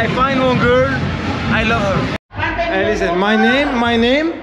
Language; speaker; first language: English; non-native, learner; Portuguese